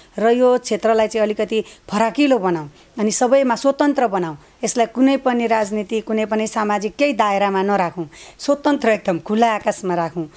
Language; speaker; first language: Nepali; native; Nepali